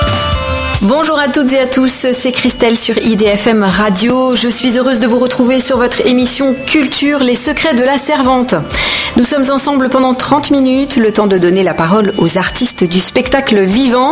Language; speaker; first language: French; native; French